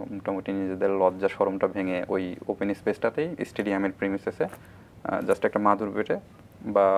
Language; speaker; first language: Bangla; native; Bangla